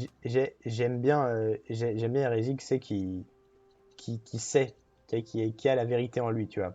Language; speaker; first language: French; native; French